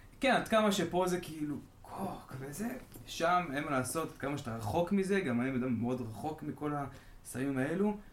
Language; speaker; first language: Hebrew; native; Hebrew